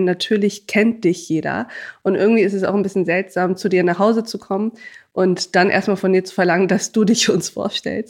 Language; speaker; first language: German; native; German